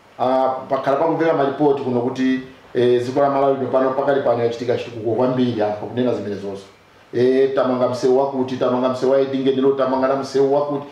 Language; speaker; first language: Nyanja; non-native, local second language; Tumbuka